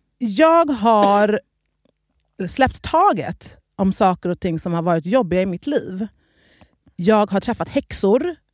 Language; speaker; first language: Swedish; native; Swedish